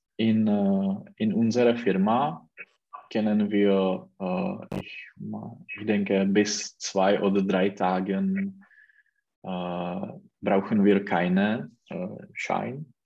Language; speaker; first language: German; non-native, learner; Czech